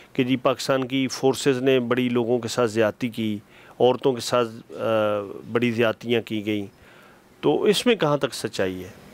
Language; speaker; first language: Urdu; non-native, local second language; Punjabi